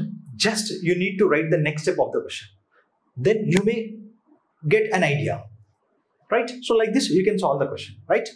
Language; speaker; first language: English; non-native, local second language; Telugu